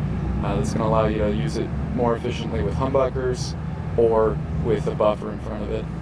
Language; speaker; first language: English; native; English